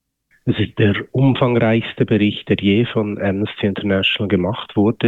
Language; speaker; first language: German; native; German